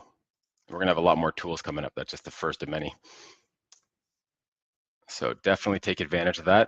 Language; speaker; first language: English; native; English